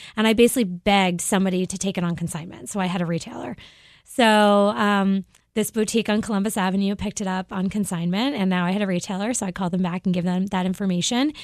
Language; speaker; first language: English; native; English